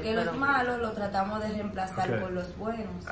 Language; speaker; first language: Spanish; native; Spanish